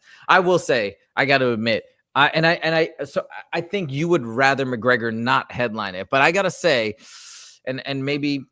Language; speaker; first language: English; native; English